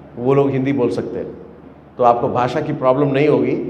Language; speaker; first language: Hindi; non-native, local second language; Telugu